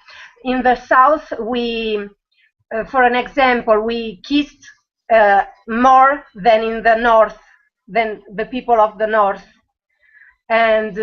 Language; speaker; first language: English; non-native, learner; Italian